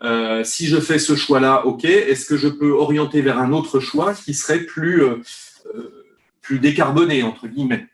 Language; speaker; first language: French; native; French